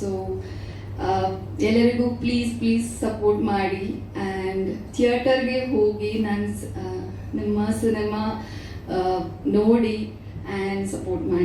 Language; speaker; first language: Kannada; non-native, learner; Marathi